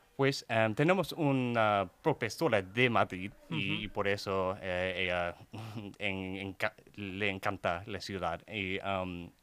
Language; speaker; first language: Spanish; non-native, learner; English